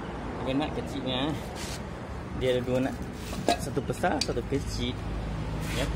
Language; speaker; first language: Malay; non-native, local second language; Chinese